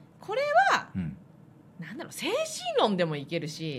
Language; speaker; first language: Japanese; native; Japanese